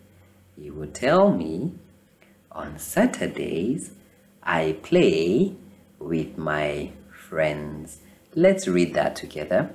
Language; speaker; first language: English; non-native, fluent; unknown